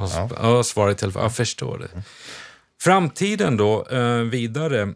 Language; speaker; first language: Swedish; native; Swedish